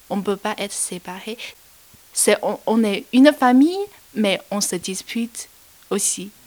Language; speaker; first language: French; non-native, learner; Chinese